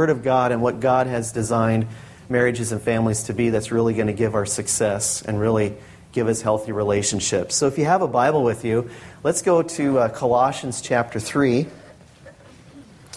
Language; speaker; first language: English; native; English